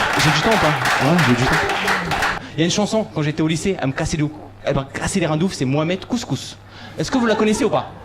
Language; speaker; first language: French; early bilingual, other home language; Arabic